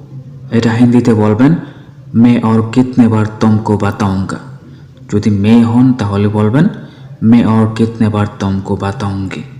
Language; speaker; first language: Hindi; non-native, fluent; Bangla